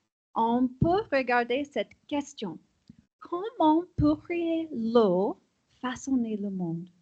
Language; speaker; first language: French; non-native, fluent; English